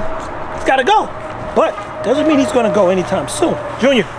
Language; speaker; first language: English; native; English